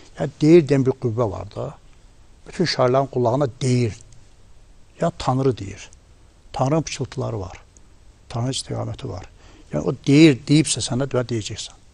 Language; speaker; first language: Azerbaijani; native; Azerbaijani